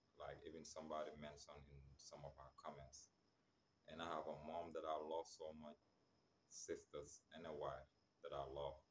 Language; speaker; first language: English; non-native, local second language; Wolof